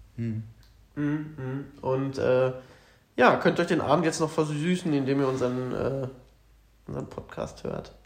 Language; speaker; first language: German; native; German